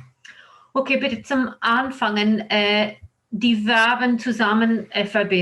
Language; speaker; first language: German; non-native, fluent; English